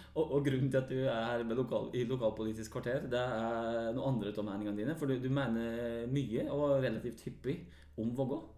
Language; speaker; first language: Norwegian; native; Norwegian